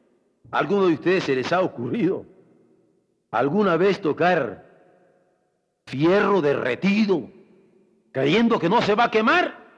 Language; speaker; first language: Spanish; native; Spanish